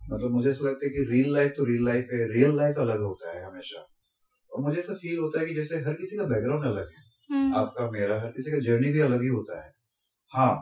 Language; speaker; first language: Hindi; non-native, local second language; Assamese